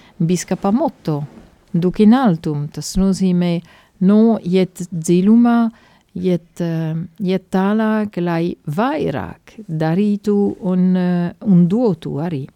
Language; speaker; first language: Latvian; non-native, fluent; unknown